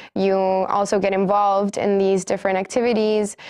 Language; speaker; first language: English; non-native, fluent; Spanish